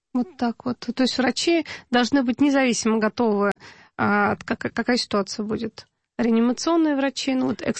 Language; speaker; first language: Russian; native; Russian